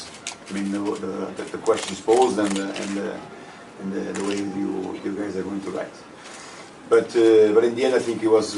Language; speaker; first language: English; non-native, fluent; Portuguese